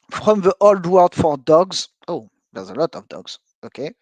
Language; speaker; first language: English; non-native, fluent; French